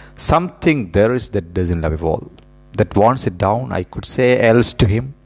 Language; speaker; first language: English; non-native, local second language; Malayalam